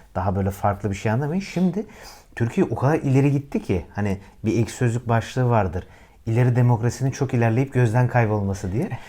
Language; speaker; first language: Turkish; native; Turkish